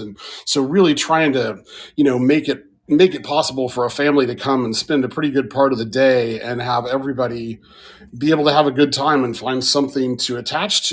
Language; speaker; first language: English; native; English